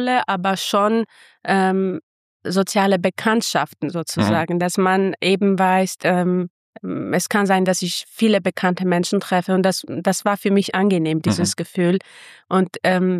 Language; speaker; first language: German; non-native, fluent; Armenian